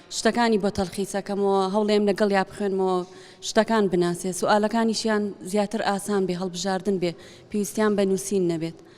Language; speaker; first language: Central Kurdish; native; Central Kurdish